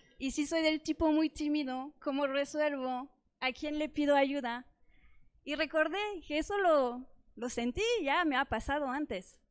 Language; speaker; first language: Spanish; non-native, fluent; French